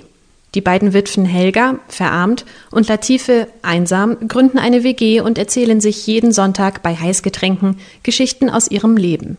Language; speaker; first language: German; native; German